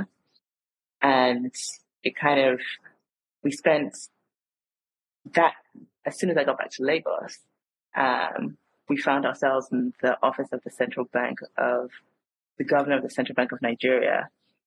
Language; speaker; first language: English; native; English